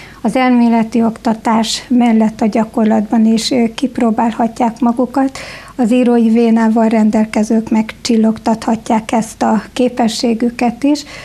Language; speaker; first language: Hungarian; native; Hungarian